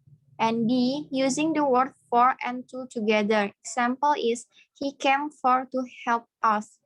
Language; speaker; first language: English; non-native, fluent; Indonesian